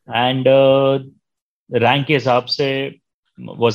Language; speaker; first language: English; non-native, local second language; Hindi